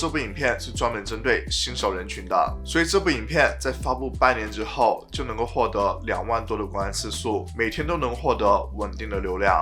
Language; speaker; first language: Chinese; native; Chinese